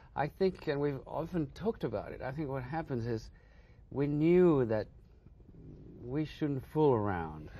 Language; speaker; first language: English; non-native, fluent; French